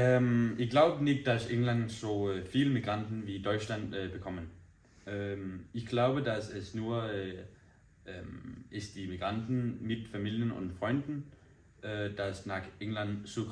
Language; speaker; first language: German; non-native, learner; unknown